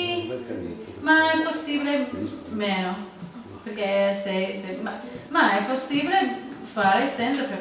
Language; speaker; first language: Italian; non-native, learner; English